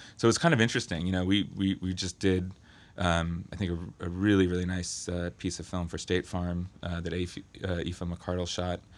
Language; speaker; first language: English; native; English